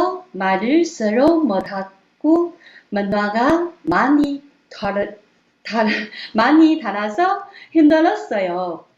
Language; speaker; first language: Korean; non-native, learner; Chinese